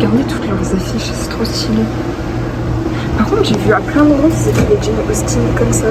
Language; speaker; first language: French; native; French